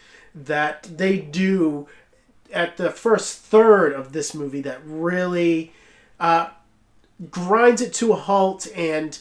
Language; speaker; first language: English; native; English